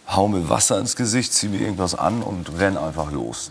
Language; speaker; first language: German; native; German